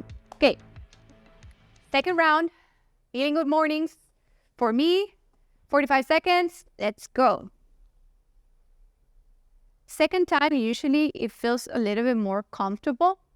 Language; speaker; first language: English; non-native, fluent; Italian